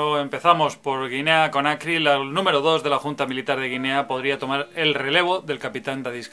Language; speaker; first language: Spanish; native; Spanish